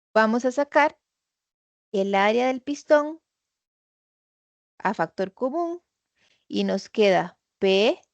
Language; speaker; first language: Spanish; native; Spanish